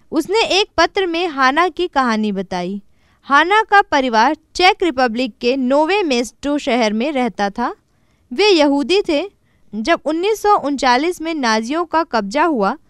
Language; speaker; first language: Hindi; native; Hindi